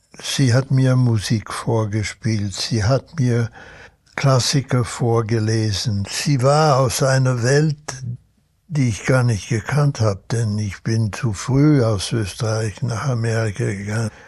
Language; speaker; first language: German; early bilingual, heritage; German